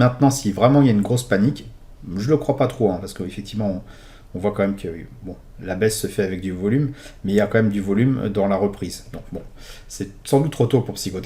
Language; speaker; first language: French; native; French